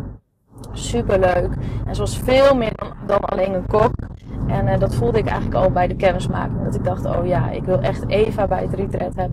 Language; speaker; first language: Dutch; native; Dutch